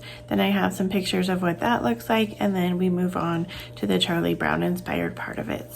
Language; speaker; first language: English; native; English